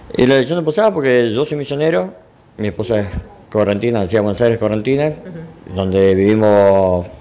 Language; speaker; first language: Spanish; native; Spanish